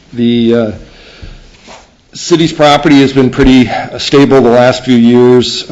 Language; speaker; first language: English; native; English